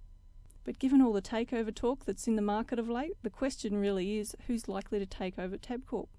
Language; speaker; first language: English; native; English